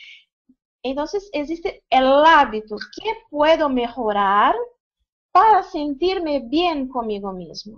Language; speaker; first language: Spanish; non-native, fluent; Portuguese